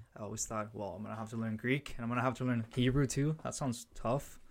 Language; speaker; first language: English; early bilingual, other home language; Spanish